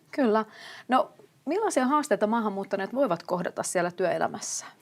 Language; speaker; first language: Finnish; native; Finnish